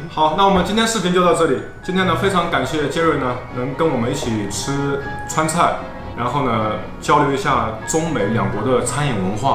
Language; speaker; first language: Chinese; native; Chinese